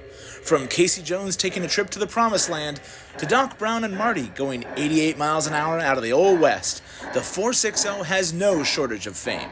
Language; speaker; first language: English; native; English